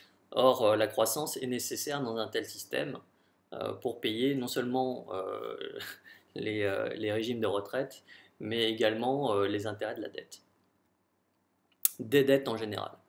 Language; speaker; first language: French; native; French